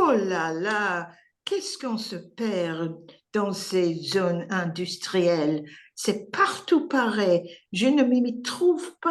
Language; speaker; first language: French; non-native, learner; English